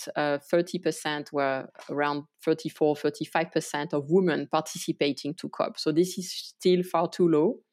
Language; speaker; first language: English; non-native, fluent; French